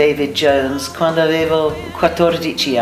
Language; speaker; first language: Italian; non-native, learner; English